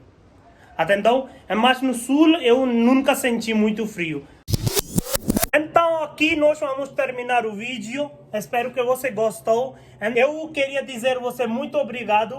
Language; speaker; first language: Portuguese; non-native, learner; Hindi